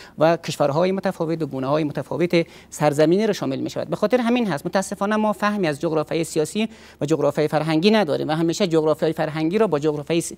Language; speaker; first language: Persian; native; Persian